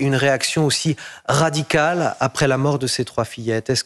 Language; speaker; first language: French; native; French